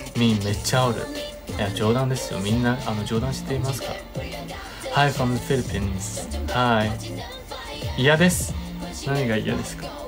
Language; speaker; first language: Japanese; non-native, fluent; Chinese